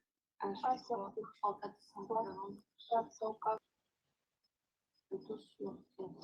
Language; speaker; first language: French; non-native, local second language; Arabic